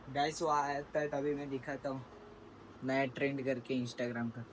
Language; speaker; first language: Hindi; non-native, local second language; Marathi